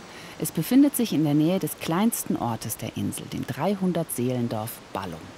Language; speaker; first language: German; native; German